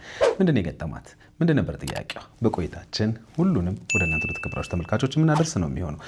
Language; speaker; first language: Amharic; native; Amharic